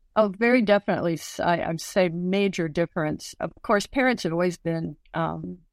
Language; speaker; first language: English; native; English